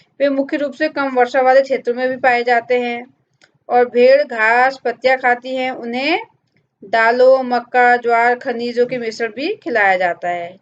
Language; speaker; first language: Hindi; native; Hindi